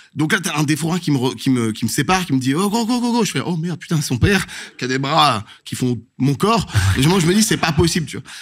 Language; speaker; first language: French; native; French